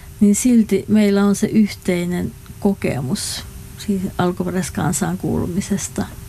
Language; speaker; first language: Finnish; non-native, local second language; Northern Sami